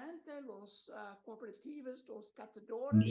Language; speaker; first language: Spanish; non-native, learner; Portuguese